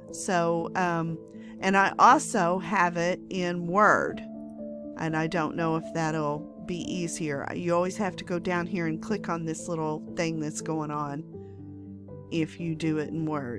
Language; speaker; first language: English; native; English